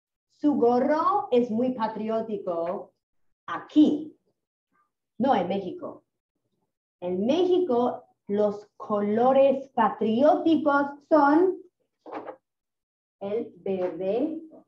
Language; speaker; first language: Spanish; non-native, fluent; English